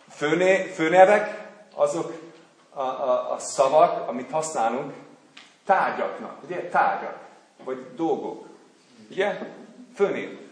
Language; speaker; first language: Hungarian; non-native, fluent; English